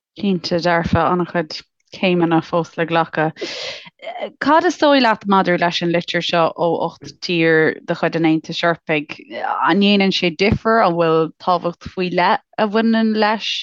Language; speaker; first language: Irish; native; Irish